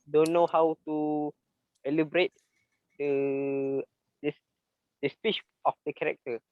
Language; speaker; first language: English; non-native, learner; Malay